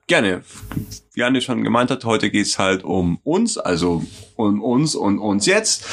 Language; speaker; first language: German; native; German